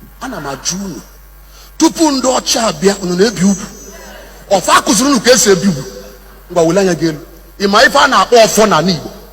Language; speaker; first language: Igbo; non-native, local second language; Bini